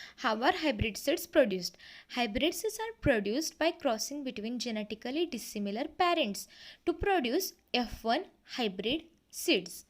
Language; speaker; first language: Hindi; non-native, local second language; Marathi